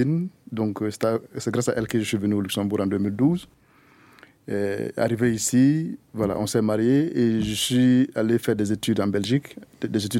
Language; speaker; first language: French; non-native, local second language; Mossi